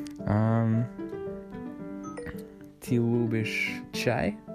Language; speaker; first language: Russian; non-native, learner; English